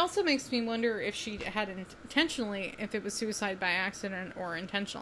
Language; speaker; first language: English; native; English